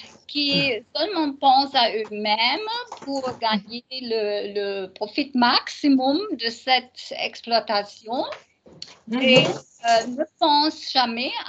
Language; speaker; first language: French; non-native, learner; German